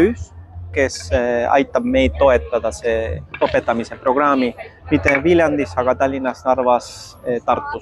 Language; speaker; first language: Estonian; non-native, fluent; Spanish